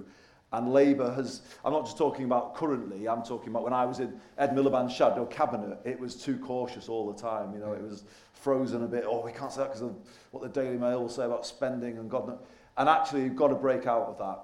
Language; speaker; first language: English; native; English